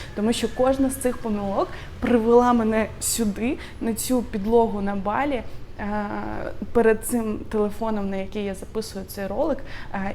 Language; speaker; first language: Ukrainian; non-native, local second language; Russian